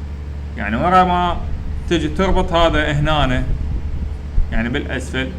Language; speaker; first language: Arabic; native; Arabic